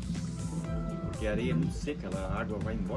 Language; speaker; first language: Portuguese; native; Portuguese